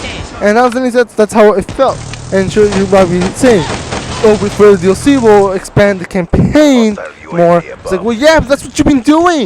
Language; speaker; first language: English; native; English